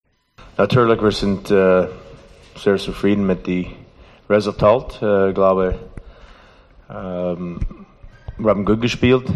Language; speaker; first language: German; non-native, fluent; English